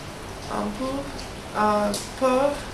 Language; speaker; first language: French; non-native, learner; English